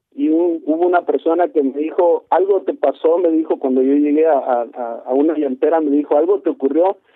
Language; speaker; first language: Spanish; native; Spanish